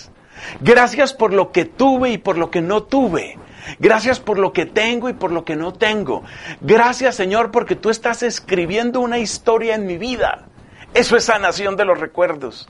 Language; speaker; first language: Spanish; native; Spanish